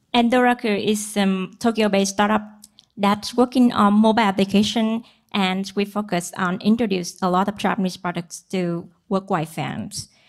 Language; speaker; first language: English; non-native, learner; Vietnamese